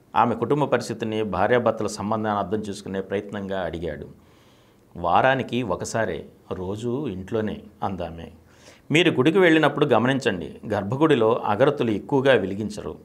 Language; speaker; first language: Telugu; native; Telugu